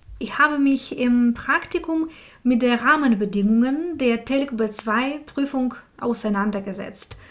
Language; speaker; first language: German; non-native, fluent; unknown